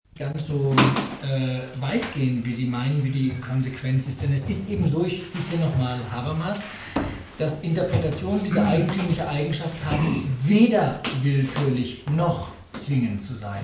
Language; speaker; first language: German; native; German